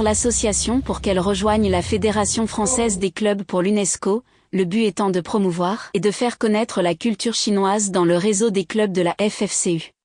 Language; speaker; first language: French; native; French